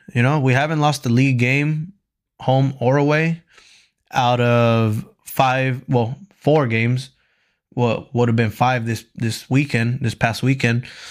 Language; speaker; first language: English; early bilingual, other home language; Spanish